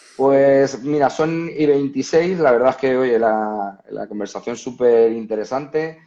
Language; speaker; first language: Spanish; native; Spanish